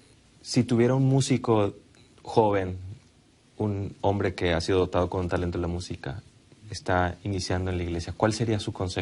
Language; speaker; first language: Spanish; native; Spanish